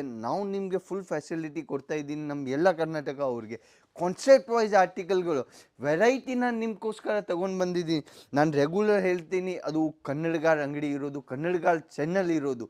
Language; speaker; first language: Kannada; non-native, local second language; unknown